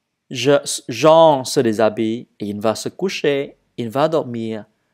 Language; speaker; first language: French; non-native, fluent; Vietnamese